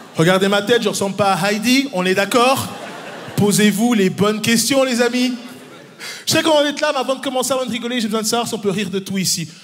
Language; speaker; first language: French; early bilingual, other home language; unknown